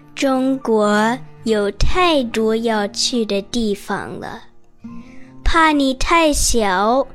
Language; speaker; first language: Chinese; early bilingual, other home language; English